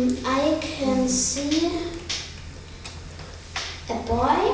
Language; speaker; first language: English; non-native, learner; German